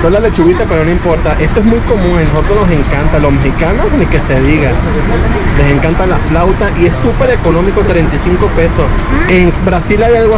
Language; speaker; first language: Spanish; native; Spanish